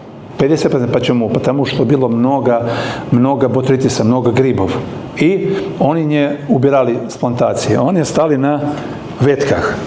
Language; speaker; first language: Russian; non-native, learner; Serbian